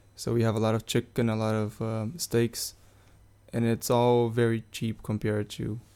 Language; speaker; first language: English; non-native, fluent; Portuguese